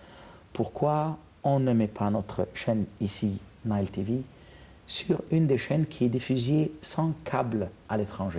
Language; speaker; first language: French; non-native, fluent; Arabic